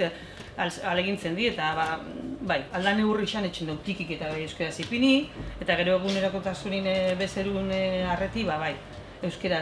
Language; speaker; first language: Basque; native; Basque